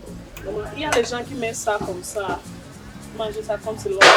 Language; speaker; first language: French; non-native, local second language; English